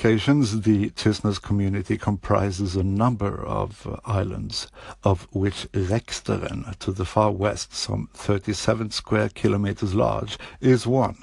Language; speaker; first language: English; non-native, fluent; Norwegian